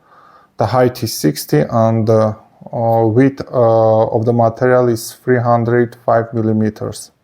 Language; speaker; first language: English; non-native, fluent; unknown